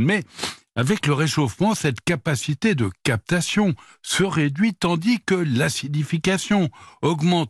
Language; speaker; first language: French; native; French